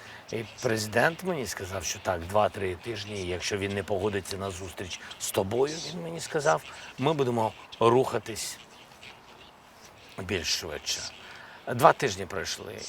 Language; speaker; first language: Ukrainian; non-native, local second language; Russian